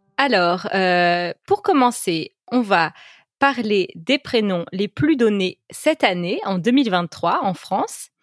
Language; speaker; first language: French; native; French